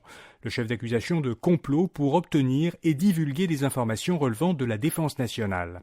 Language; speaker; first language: French; native; French